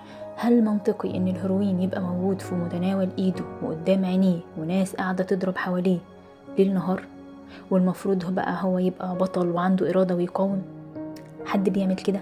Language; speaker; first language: Arabic; native; Arabic